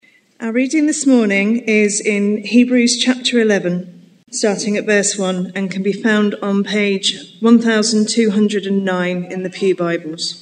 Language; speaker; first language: English; native; English